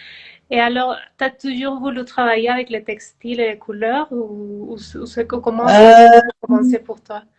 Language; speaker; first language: French; non-native, fluent; Spanish